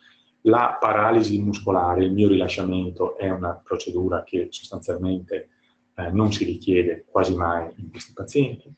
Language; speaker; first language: Italian; native; Italian